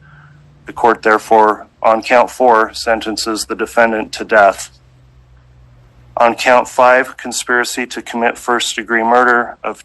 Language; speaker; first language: English; native; English